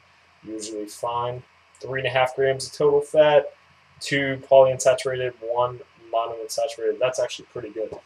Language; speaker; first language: English; native; English